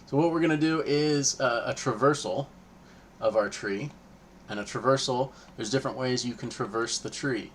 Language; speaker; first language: English; native; English